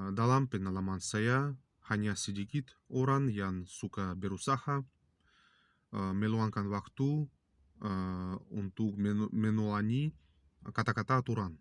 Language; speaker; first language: Indonesian; non-native, learner; Russian